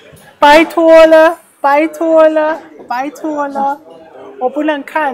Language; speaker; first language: Chinese; non-native, learner; English